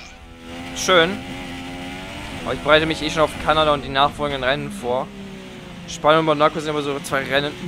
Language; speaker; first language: German; native; German